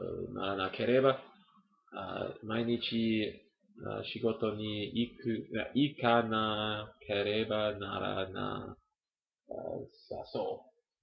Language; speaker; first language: Japanese; non-native, learner; English